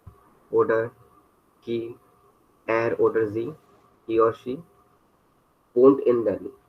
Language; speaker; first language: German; non-native, fluent; Hindi